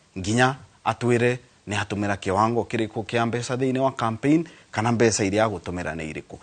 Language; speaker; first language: Kikuyu; non-native, local second language; Embu